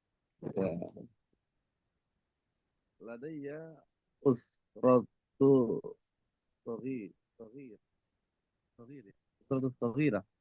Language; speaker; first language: Arabic; non-native, learner; Indonesian